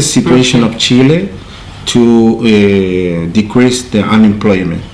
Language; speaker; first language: English; non-native, learner; Spanish